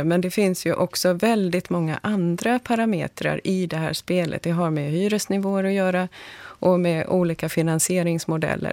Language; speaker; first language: Swedish; native; Swedish